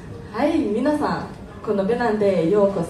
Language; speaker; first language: Japanese; non-native, fluent; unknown